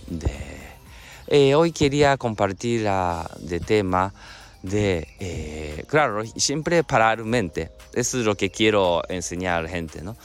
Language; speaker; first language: Spanish; non-native, learner; Japanese